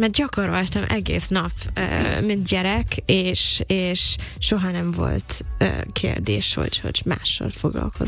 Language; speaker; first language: Hungarian; non-native, fluent; English